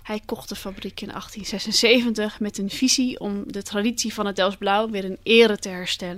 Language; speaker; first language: Dutch; native; Dutch